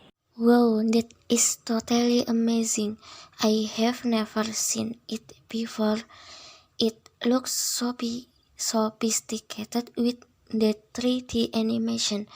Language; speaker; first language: English; non-native, learner; Indonesian